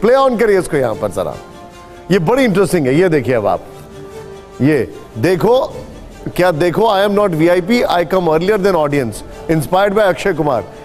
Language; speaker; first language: Hindi; native; Hindi